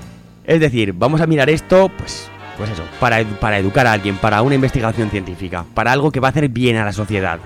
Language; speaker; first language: Spanish; native; Spanish